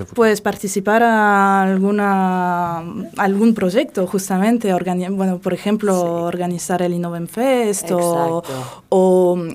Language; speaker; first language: Spanish; non-native, fluent; French